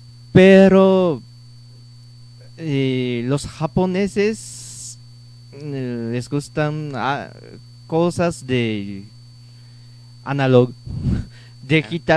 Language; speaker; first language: Spanish; non-native, learner; Japanese